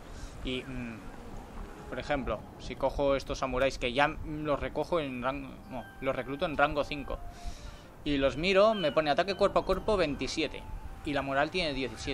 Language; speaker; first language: Spanish; native; Spanish